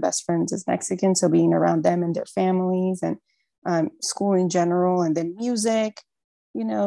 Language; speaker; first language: English; non-native, fluent; Portuguese